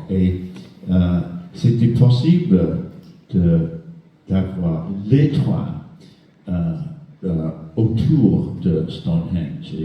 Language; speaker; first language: French; non-native, fluent; English